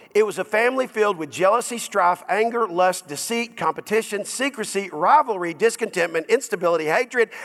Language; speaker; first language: English; native; English